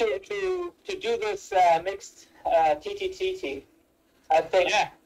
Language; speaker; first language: English; non-native, learner; German